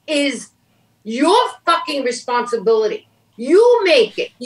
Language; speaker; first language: English; native; English